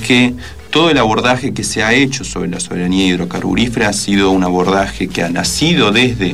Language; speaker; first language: Spanish; native; Spanish